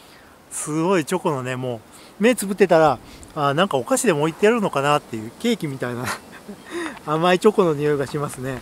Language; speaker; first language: Japanese; native; Japanese